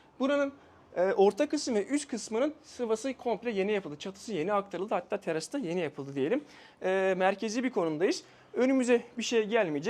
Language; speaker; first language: Turkish; native; Turkish